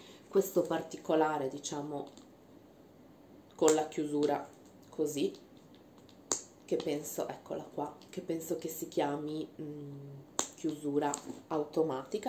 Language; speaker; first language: Italian; native; Italian